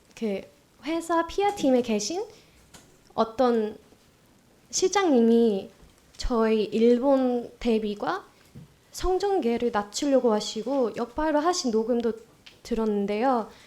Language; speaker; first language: Korean; non-native, fluent; Vietnamese